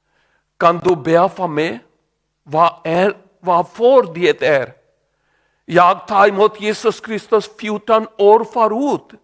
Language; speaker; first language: Swedish; non-native, learner; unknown